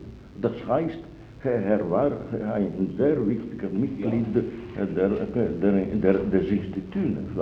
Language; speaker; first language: German; non-native, fluent; Italian